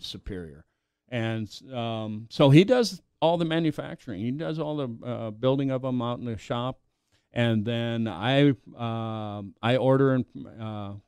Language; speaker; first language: English; native; English